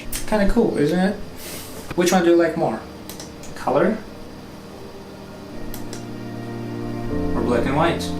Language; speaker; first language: English; non-native, fluent; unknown